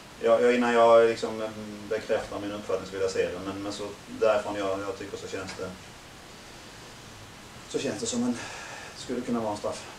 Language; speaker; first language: Swedish; native; Swedish